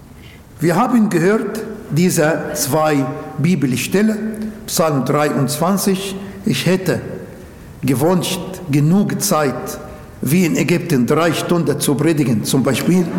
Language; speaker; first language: German; non-native, local second language; Arabic